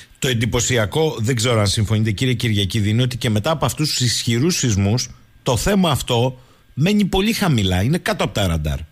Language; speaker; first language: Greek; native; Greek